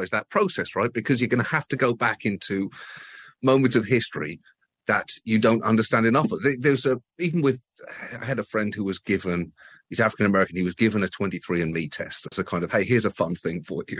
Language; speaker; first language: English; native; English